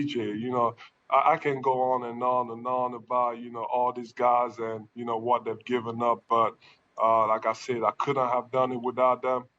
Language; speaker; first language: English; non-native, local second language; French